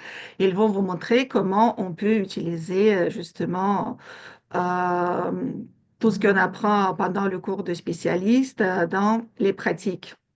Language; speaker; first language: French; non-native, fluent; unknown